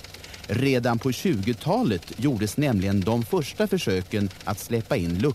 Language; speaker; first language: Swedish; native; Swedish